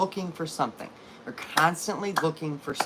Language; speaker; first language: English; native; English